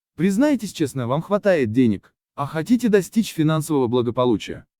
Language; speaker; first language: Russian; native; Russian